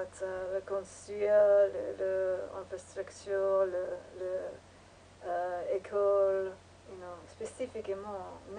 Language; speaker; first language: French; non-native, learner; English